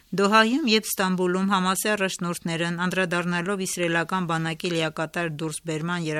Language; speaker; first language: Armenian; native; Armenian